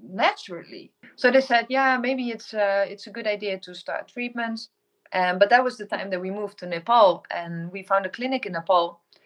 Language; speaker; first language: English; non-native, fluent; Dutch